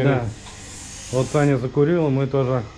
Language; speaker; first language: Russian; native; Russian